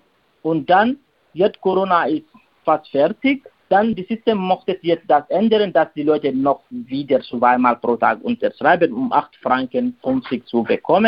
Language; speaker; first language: German; non-native, learner; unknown